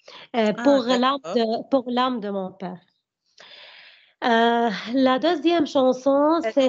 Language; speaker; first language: French; non-native, learner; Arabic